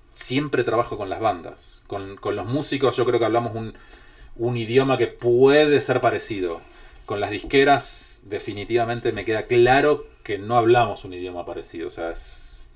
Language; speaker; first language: Spanish; native; Spanish